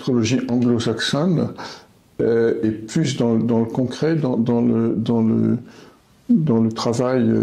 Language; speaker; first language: French; native; French